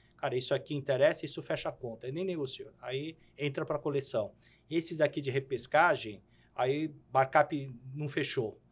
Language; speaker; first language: Portuguese; early bilingual, other home language; Korean